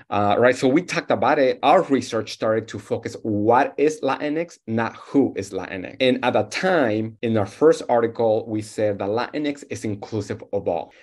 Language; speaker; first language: English; non-native, fluent; Spanish